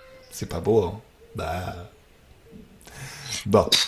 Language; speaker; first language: French; native; French